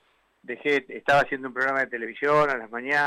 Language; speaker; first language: Spanish; native; Spanish